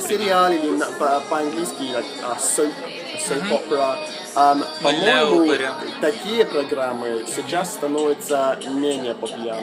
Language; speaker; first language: Russian; non-native, fluent; English